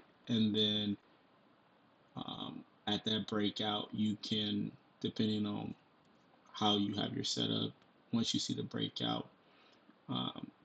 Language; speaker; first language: English; native; English